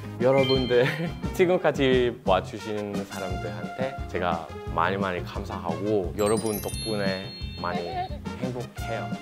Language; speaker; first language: Korean; non-native, fluent; English